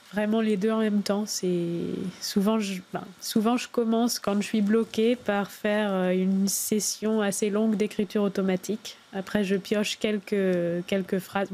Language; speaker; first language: French; native; French